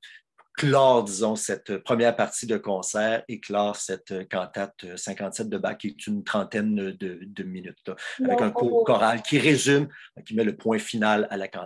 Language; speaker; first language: French; native; French